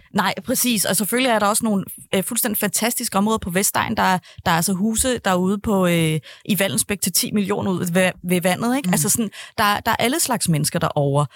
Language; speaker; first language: Danish; native; Danish